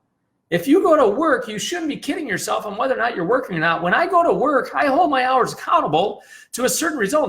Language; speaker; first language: English; native; English